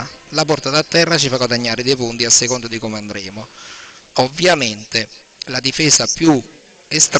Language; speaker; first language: Italian; native; Italian